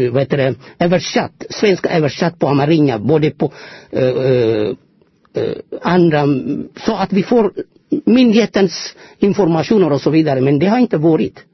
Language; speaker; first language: Swedish; non-native, fluent; Amharic